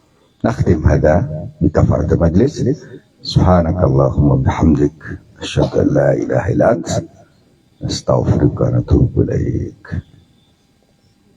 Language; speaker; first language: Arabic; non-native, fluent; Indonesian